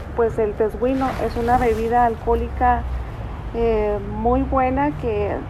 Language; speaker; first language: Spanish; native; Spanish